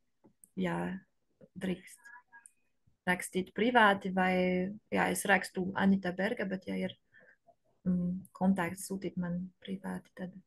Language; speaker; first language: Latvian; non-native, learner; French